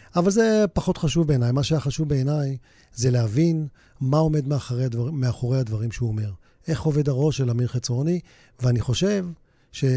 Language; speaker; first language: Hebrew; native; Hebrew